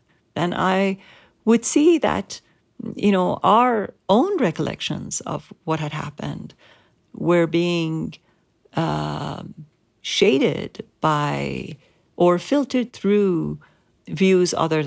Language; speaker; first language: English; non-native, fluent; Persian